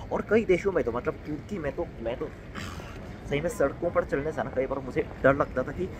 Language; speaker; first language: Hindi; non-native, fluent; Korean